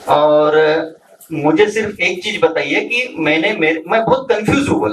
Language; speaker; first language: Hindi; non-native, local second language; Marathi